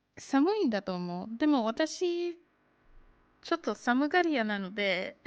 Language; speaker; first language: Japanese; non-native, learner; English